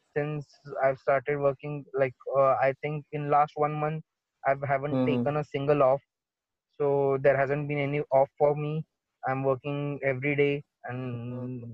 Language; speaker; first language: English; non-native, local second language; Marathi